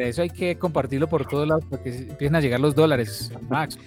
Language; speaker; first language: Spanish; native; Spanish